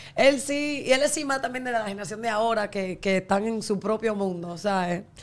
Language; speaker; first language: Spanish; early bilingual, heritage; Spanish